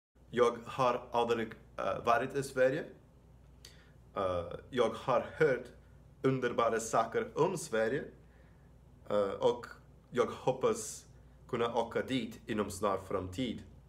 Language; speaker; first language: Swedish; non-native, learner; Portuguese